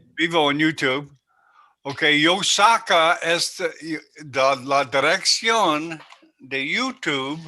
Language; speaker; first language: Spanish; non-native, learner; English